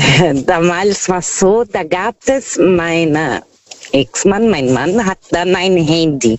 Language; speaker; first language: German; non-native, learner; Portuguese